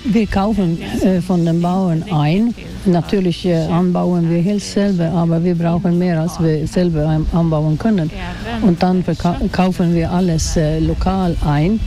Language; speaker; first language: German; non-native, fluent; Swedish